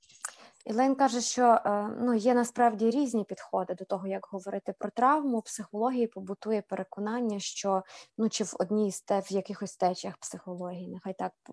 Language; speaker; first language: Ukrainian; native; Ukrainian